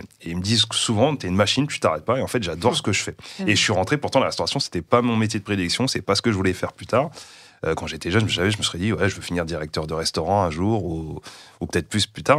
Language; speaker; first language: French; native; French